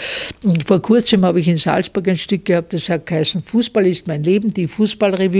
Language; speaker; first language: German; native; German